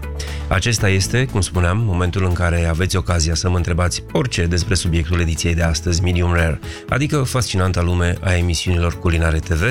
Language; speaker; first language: Romanian; native; Romanian